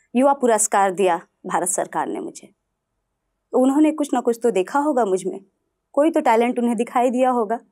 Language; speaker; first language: Hindi; non-native, local second language; Bhojpuri